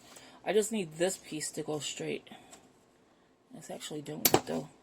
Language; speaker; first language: English; native; English